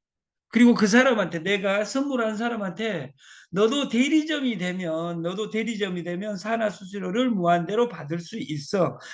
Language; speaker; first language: Korean; native; Korean